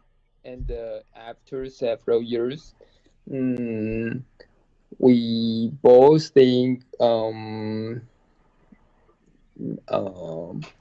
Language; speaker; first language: English; non-native, learner; Chinese